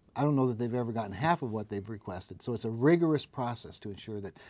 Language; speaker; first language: English; native; English